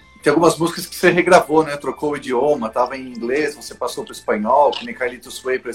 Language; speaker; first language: Portuguese; native; Portuguese